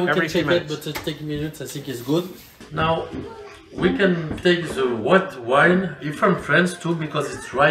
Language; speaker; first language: English; non-native, learner; French